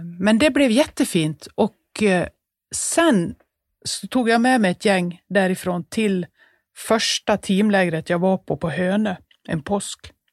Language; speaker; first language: Swedish; native; Swedish